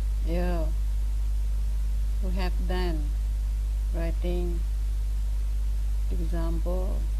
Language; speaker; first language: English; non-native, fluent; Indonesian